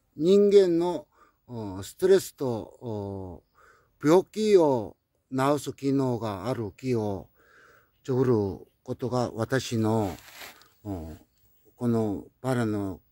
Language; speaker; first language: Japanese; non-native, learner; Korean